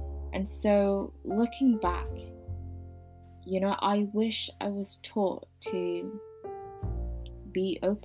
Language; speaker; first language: English; non-native, local second language; Cantonese